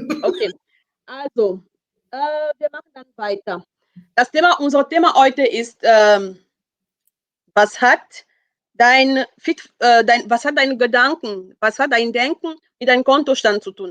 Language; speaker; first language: German; non-native, fluent; French